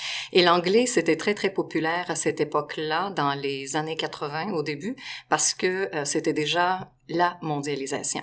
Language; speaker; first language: French; non-native, fluent; Russian